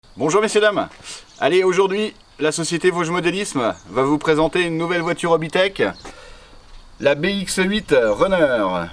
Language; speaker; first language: French; native; French